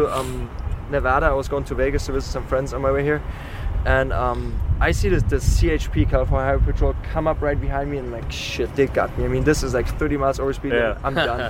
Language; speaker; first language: English; non-native, fluent; German